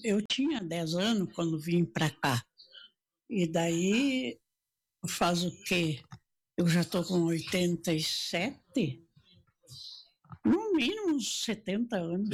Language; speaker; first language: Portuguese; native; Portuguese